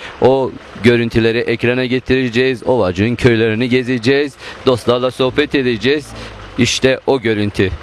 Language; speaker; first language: Turkish; non-native, local second language; Zaza